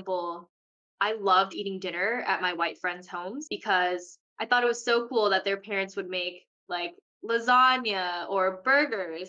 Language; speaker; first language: English; early bilingual, other home language; Korean